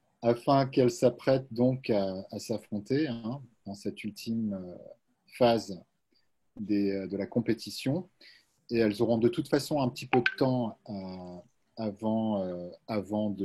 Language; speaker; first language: French; native; French